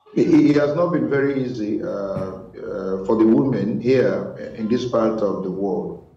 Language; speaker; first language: English; non-native, local second language; Igbo